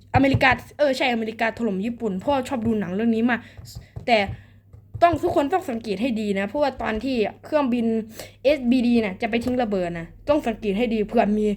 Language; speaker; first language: Thai; native; Thai